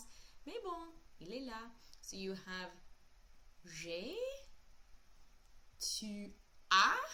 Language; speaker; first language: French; non-native, fluent; English